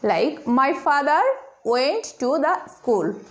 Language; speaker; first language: English; non-native, local second language; Bangla